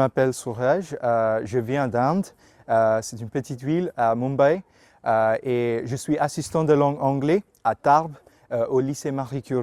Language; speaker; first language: French; non-native, learner; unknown